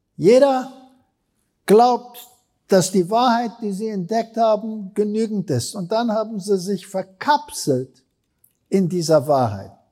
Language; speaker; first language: German; non-native, fluent; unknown